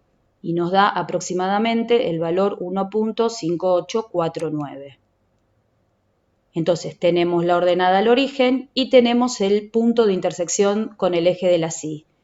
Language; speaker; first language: Spanish; native; Spanish